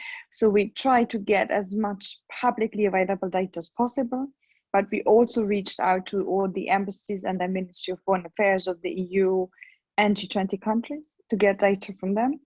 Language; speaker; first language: English; non-native, fluent; German